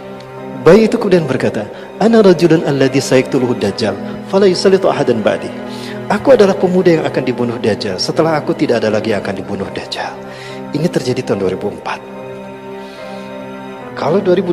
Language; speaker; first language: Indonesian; non-native, local second language; Sundanese